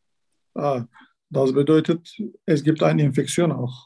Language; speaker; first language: German; non-native, learner; Turkish